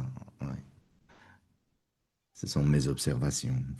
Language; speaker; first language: French; non-native, fluent; Russian